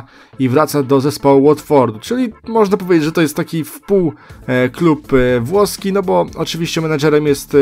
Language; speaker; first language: Polish; native; Polish